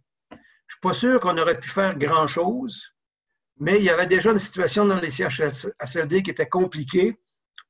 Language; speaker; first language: French; native; French